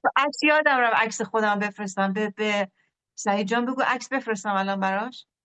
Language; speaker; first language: Persian; native; Persian